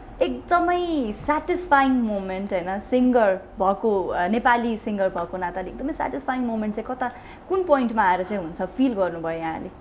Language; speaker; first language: Nepali; native; Nepali